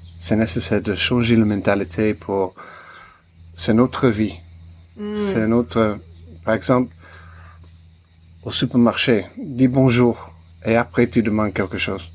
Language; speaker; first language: French; non-native, learner; English